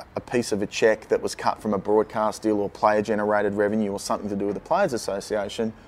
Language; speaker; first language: English; native; English